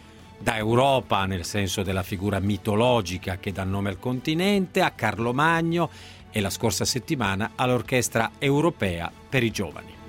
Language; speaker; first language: Italian; native; Italian